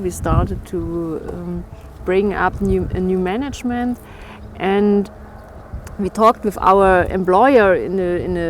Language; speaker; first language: English; non-native, learner; German